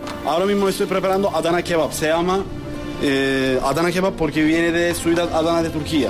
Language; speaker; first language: Spanish; non-native, learner; Turkish